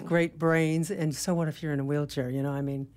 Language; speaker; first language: English; native; English